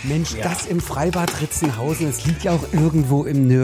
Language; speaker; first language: German; native; German